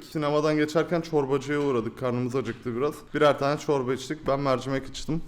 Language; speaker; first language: Turkish; native; Turkish